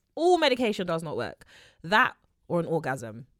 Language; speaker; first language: English; native; English